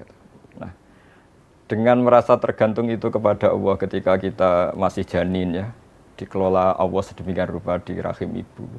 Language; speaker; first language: Indonesian; native; Indonesian